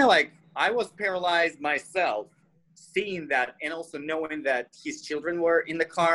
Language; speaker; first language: English; non-native, fluent; Russian